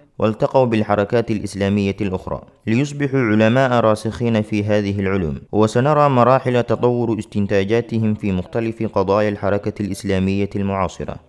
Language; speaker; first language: Arabic; non-native, local second language; Somali